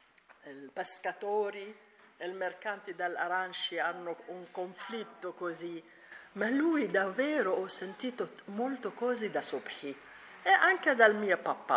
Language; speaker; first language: Italian; non-native, learner; Arabic